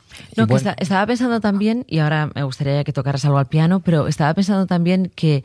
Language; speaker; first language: Spanish; native; Spanish